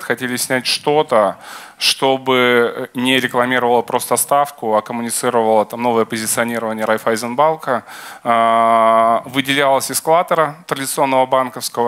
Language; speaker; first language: Russian; native; Russian